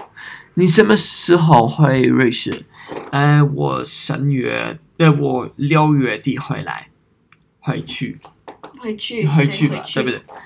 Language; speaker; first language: Chinese; non-native, learner; German